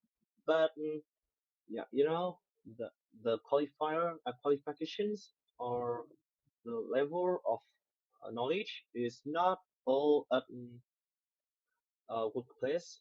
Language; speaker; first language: English; non-native, learner; Vietnamese